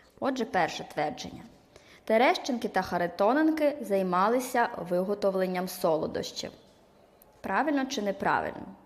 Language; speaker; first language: Ukrainian; native; Ukrainian